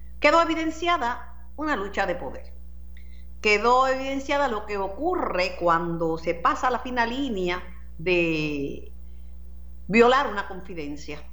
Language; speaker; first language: Spanish; native; Spanish